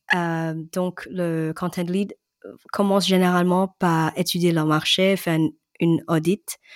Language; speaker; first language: French; early bilingual, other home language; Cantonese